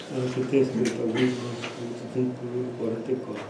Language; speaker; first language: German; non-native, fluent; Portuguese